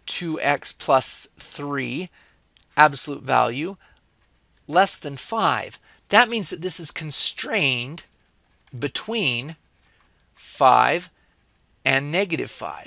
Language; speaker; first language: English; native; English